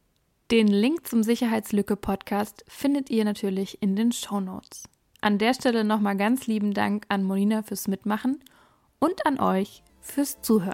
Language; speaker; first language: German; native; German